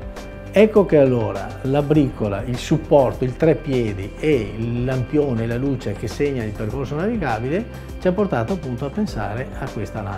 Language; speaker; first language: Italian; native; Italian